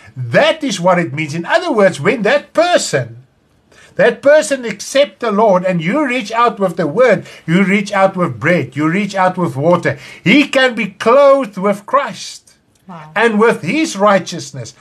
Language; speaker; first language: English; non-native, local second language; Afrikaans